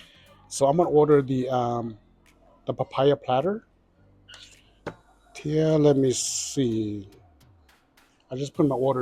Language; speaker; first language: English; early bilingual, heritage; Hmong